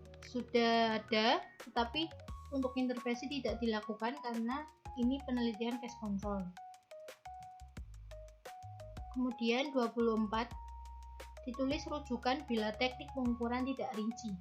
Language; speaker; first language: Indonesian; native; Indonesian